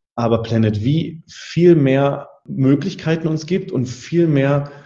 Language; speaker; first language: German; native; German